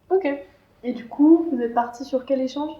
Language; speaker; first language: French; native; French